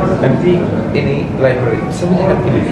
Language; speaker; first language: Indonesian; non-native, learner; Arabic